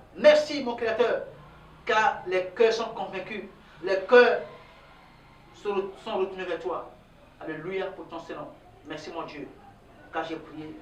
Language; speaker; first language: French; non-native, local second language; Ewe